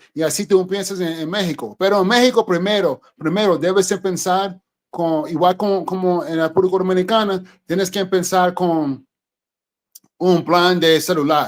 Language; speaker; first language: Spanish; non-native, fluent; English